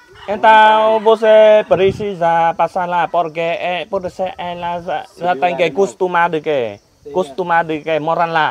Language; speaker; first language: Portuguese; non-native, learner; Vietnamese